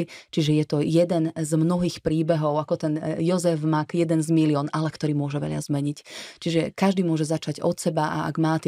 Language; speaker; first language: Slovak; native; Slovak